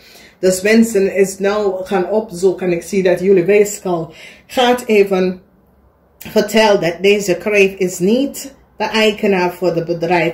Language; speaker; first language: Dutch; non-native, learner; English